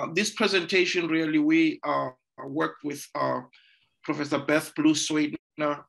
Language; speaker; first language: English; non-native, local second language; Zulu